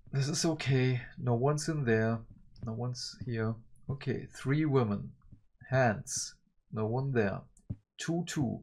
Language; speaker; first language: English; early bilingual, other home language; Turkish